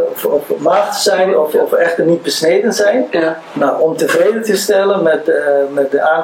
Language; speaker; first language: Dutch; early bilingual, other home language; Somali